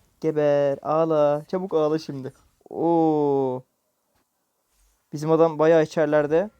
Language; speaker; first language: Turkish; native; Turkish